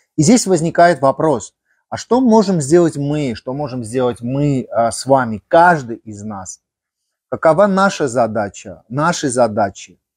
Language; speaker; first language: Russian; non-native, local second language; Armenian